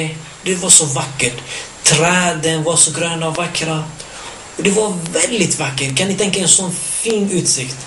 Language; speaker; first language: Swedish; early bilingual, other home language; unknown